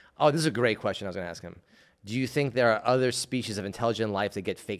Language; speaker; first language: English; native; English